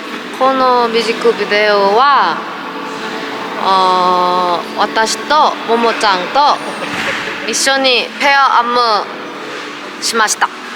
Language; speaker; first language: Japanese; non-native, learner; Korean